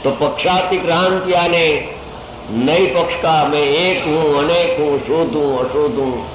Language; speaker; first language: Hindi; non-native, local second language; Gujarati